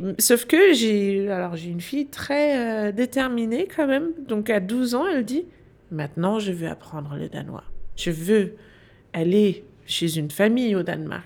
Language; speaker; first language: French; non-native, fluent; Danish